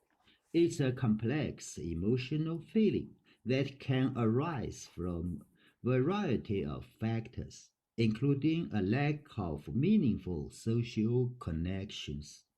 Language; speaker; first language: English; non-native, learner; Chinese